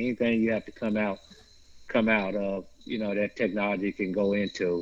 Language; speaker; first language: English; native; English